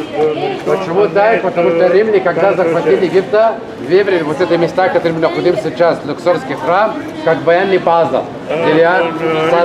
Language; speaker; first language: Russian; non-native, fluent; Arabic